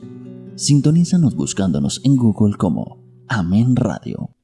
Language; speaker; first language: Spanish; native; Spanish